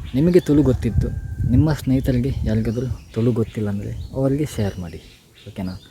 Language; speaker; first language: Kannada; non-native, local second language; Tulu